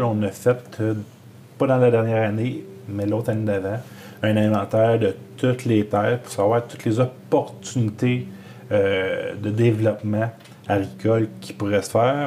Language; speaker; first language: French; native; French